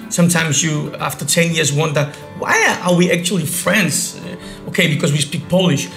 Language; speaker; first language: English; non-native, fluent; Polish